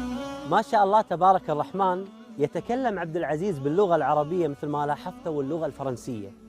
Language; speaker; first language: Arabic; native; Arabic